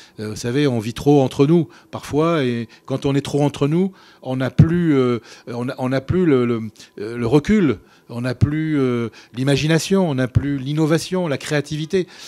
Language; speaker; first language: French; native; French